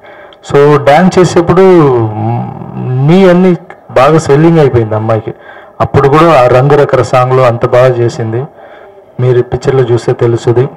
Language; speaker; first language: Telugu; non-native, fluent; Tamil